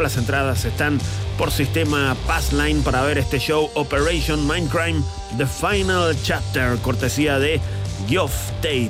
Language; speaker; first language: Spanish; native; Spanish